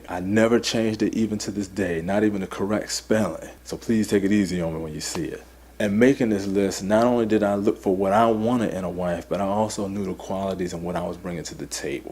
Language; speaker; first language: English; native; English